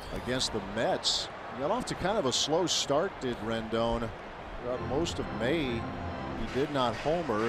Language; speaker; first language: English; native; English